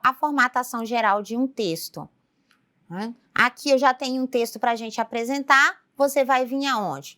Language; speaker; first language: Portuguese; native; Portuguese